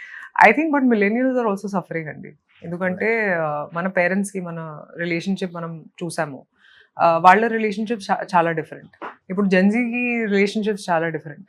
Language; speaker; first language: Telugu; non-native, local second language; Hindi